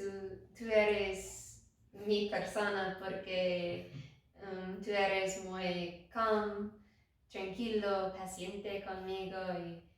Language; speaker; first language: Spanish; non-native, learner; English